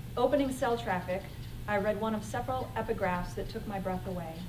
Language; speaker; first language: English; native; English